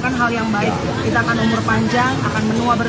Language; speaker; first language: Indonesian; native; Indonesian